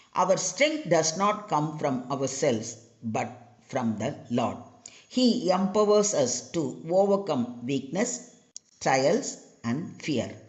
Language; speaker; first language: English; non-native, local second language; Tamil